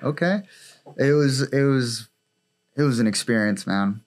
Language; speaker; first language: English; early bilingual, other home language; Spanish